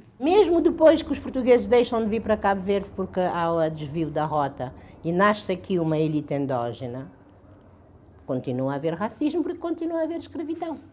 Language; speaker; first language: Portuguese; non-native, local second language; Kabuverdianu